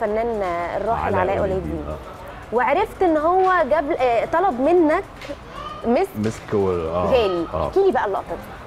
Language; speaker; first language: Arabic; native; Arabic